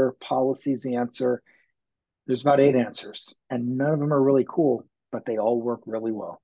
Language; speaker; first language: English; native; English